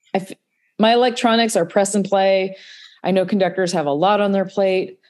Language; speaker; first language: English; native; English